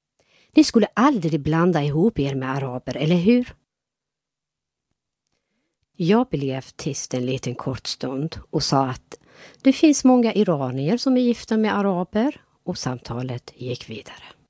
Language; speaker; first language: Swedish; non-native, fluent; Persian